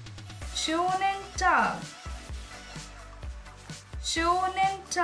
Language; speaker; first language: German; non-native, learner; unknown